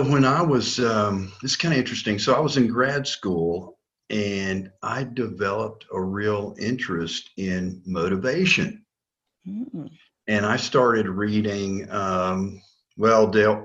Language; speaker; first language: English; native; English